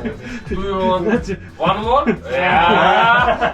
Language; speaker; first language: English; non-native, learner; Mongolian